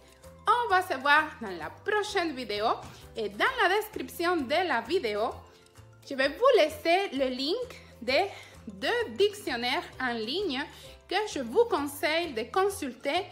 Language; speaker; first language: French; non-native, fluent; Spanish